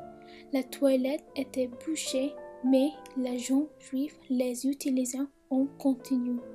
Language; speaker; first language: French; non-native, learner; English